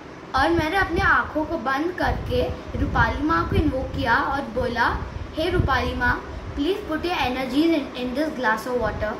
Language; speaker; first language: Hindi; native; Hindi